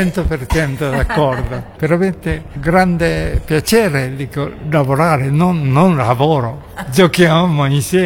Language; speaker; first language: Italian; non-native, learner; Japanese